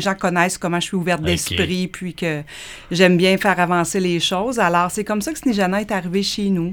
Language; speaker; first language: French; native; French